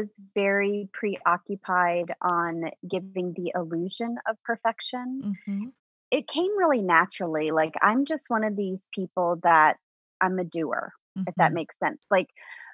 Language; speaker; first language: English; native; English